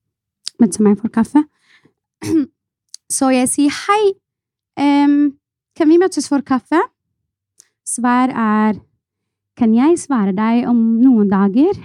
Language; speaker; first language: Norwegian; non-native, fluent; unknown